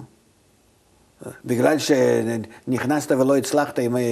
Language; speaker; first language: Hebrew; non-native, fluent; Russian